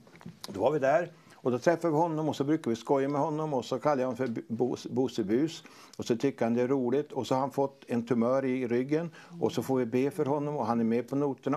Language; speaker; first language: Swedish; native; Swedish